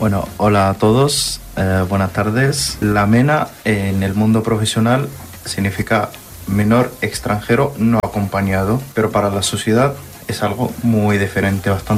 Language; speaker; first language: Spanish; non-native, fluent; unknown